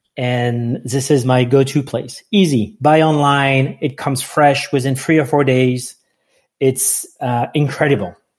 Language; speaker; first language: English; non-native, fluent; French